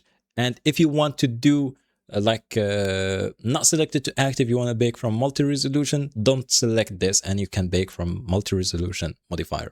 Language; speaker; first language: English; non-native, fluent; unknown